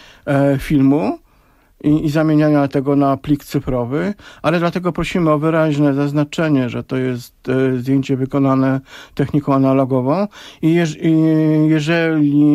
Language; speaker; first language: Polish; native; Polish